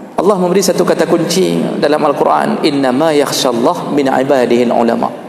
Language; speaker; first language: Malay; non-native, local second language; Achinese